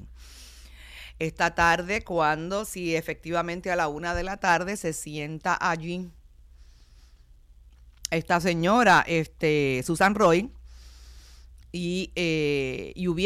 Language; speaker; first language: Spanish; native; Spanish